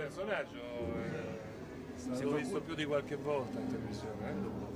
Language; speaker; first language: Italian; native; Italian